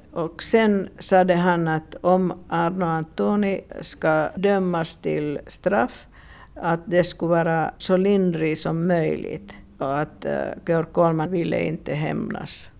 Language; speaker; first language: Swedish; non-native, local second language; Finnish